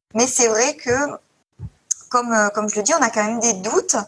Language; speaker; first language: French; native; French